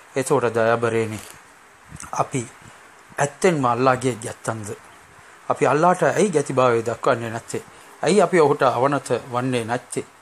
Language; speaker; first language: Sinhala; non-native, local second language; Tamil